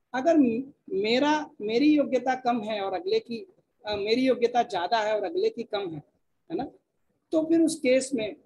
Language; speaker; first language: Hindi; native; Hindi